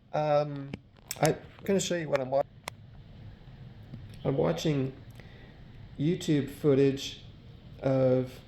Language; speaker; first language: English; native; English